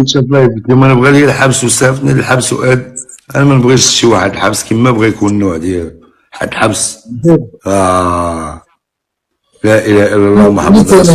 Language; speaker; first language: Arabic; native; Arabic